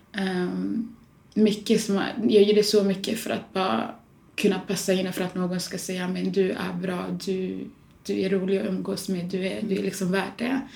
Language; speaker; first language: Swedish; early bilingual, other home language; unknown